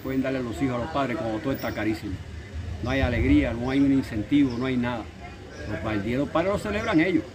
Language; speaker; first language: Spanish; native; Spanish